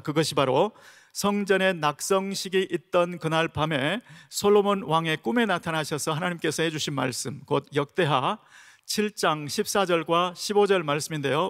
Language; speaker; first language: Korean; native; Korean